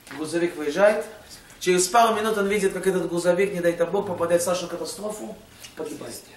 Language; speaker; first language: Russian; early bilingual, heritage; Russian